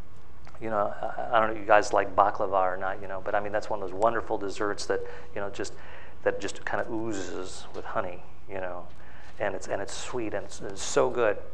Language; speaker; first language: English; native; English